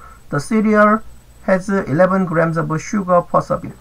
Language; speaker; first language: English; non-native, fluent; Korean